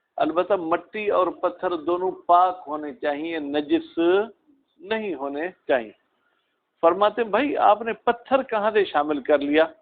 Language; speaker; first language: Urdu; non-native, local second language; Sindhi